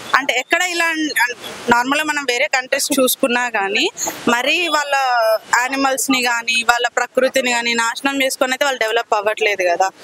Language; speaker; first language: Telugu; native; Telugu